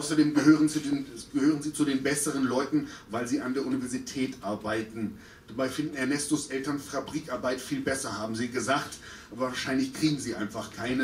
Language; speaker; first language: German; native; German